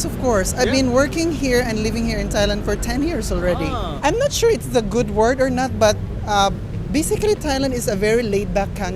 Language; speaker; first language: English; non-native, fluent; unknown